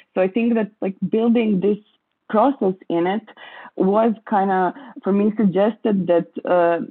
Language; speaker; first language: English; non-native, fluent; Croatian